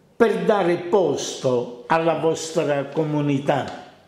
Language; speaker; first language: Italian; native; Italian